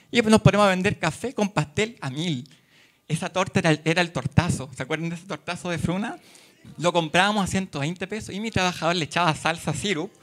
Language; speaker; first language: Spanish; native; Spanish